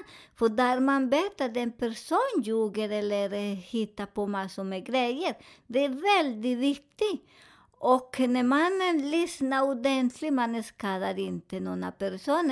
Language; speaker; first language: Swedish; non-native, learner; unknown